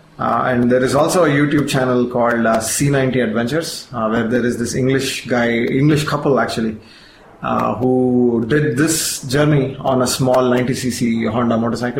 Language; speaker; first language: English; non-native, local second language; Kannada